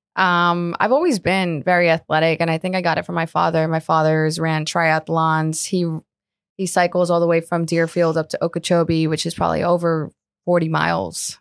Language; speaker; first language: English; early bilingual, other home language; Spanish